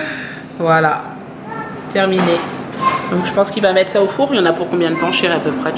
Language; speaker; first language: French; native; French